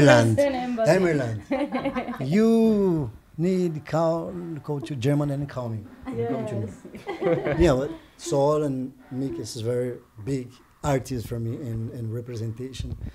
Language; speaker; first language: English; non-native, learner; Portuguese